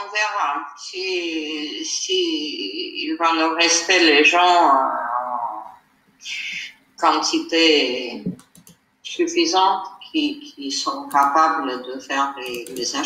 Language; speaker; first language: French; non-native, fluent; Armenian